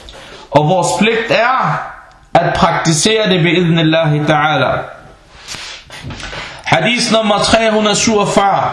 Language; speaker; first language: Danish; non-native, fluent; Arabic